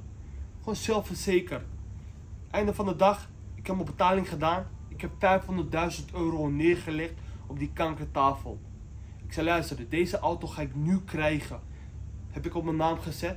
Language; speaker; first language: Dutch; early bilingual, other home language; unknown